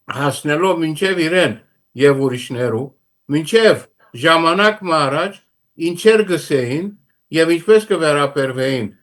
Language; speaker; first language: Armenian; early bilingual, heritage; Armenian